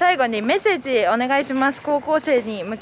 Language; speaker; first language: Japanese; native; Japanese